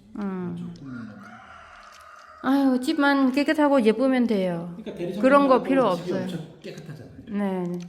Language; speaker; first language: Korean; non-native, learner; Vietnamese